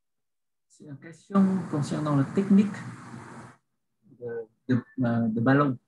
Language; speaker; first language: French; non-native, learner; Vietnamese